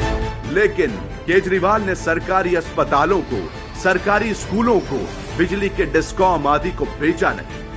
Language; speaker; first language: Hindi; native; Hindi